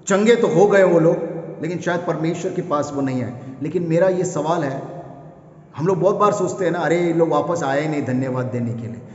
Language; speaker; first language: Hindi; non-native, local second language; Kannada